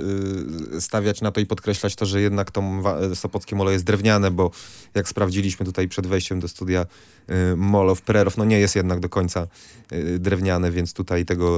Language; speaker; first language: Polish; native; Polish